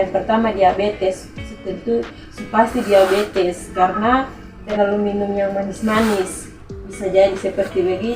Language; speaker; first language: Indonesian; non-native, local second language; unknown